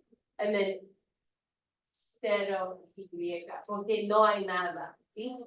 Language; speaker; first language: Spanish; non-native, learner; English